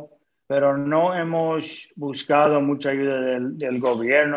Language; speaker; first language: Spanish; early bilingual, other home language; English